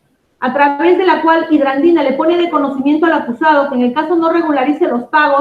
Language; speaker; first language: Spanish; native; Spanish